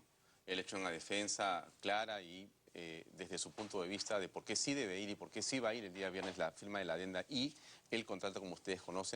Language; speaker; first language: Spanish; native; Spanish